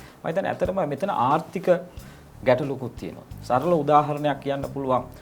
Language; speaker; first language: Sinhala; non-native, local second language; Tamil